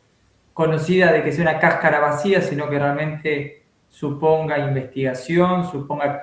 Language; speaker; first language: Spanish; native; Spanish